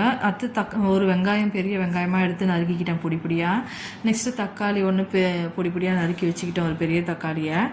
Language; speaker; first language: Tamil; native; Tamil